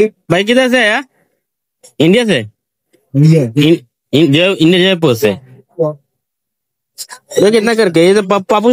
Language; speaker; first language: Hindi; non-native, learner; Bangla